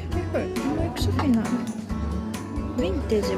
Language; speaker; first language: Swedish; non-native, learner; Japanese